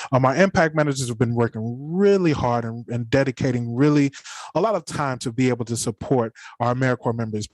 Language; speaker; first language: English; native; English